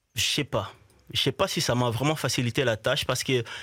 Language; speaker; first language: French; non-native, local second language; Swahili